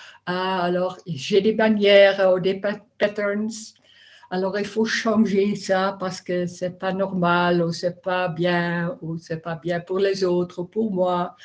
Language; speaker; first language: French; non-native, learner; Dutch